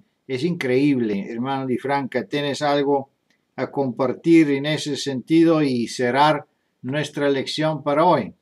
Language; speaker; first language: Spanish; non-native, fluent; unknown